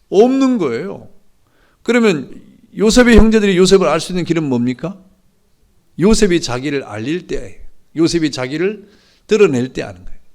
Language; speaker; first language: Korean; native; Korean